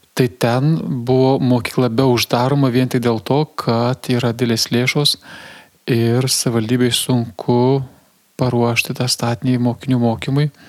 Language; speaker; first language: Lithuanian; native; Lithuanian